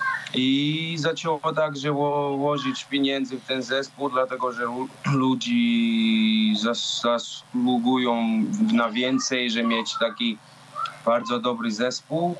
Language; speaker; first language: Polish; non-native, learner; Georgian